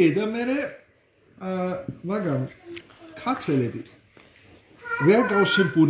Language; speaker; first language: Georgian; non-native, learner; German